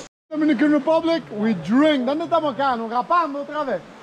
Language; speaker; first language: Spanish; non-native, fluent; French